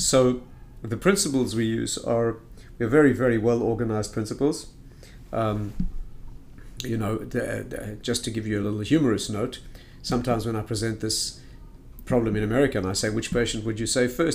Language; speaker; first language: English; native; English